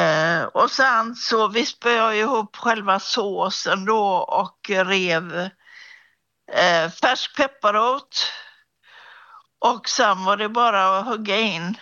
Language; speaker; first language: Swedish; native; Swedish